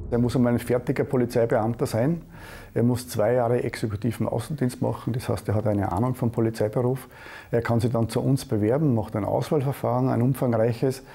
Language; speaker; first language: German; native; German